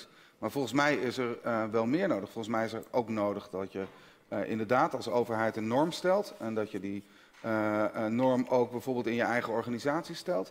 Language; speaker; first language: Dutch; native; Dutch